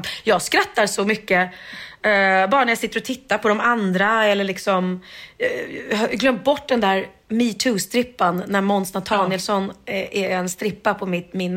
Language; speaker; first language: Swedish; native; Swedish